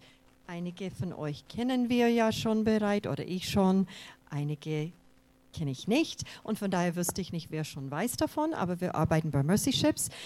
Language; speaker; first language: German; non-native, fluent; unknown